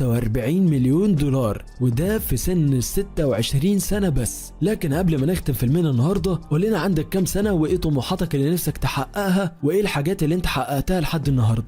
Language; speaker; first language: Arabic; native; Arabic